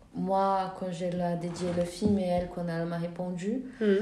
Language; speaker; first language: French; non-native, fluent; Portuguese